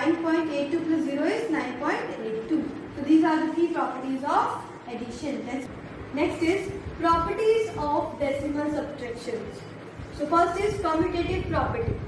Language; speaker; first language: English; non-native, local second language; Hindi